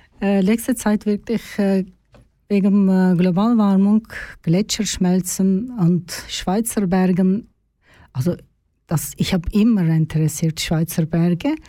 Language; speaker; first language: German; non-native, learner; Turkish